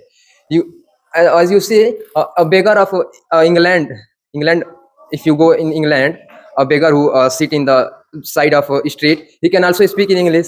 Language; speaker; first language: English; non-native, learner; Hindi